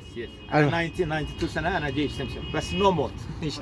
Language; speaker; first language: Arabic; non-native, learner; Azerbaijani